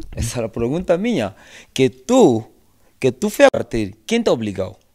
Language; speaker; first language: Spanish; non-native, learner; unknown